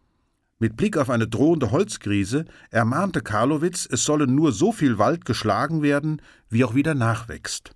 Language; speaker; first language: German; native; German